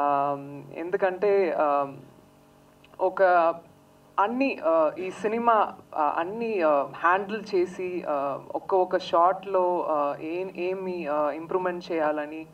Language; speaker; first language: Telugu; non-native, learner; Tamil